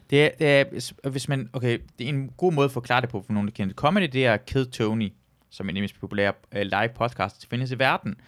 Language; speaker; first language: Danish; non-native, fluent; Persian